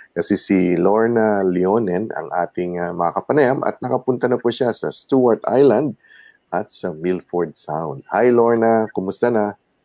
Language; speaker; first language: Filipino; non-native, local second language; Chavacano